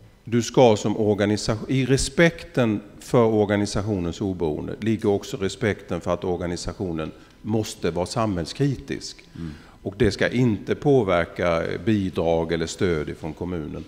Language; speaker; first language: Swedish; native; Swedish